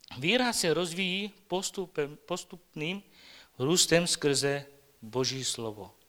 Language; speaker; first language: Czech; non-native, local second language; Romany